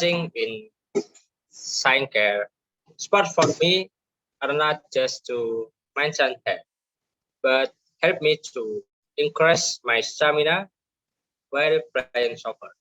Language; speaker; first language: English; non-native, learner; Indonesian